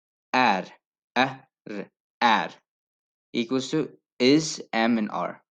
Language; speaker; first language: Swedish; non-native, fluent; Urdu